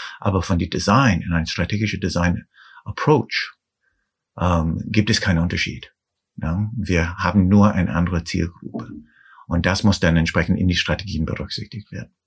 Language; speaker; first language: German; non-native, fluent; English